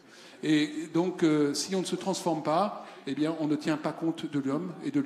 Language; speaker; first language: French; native; French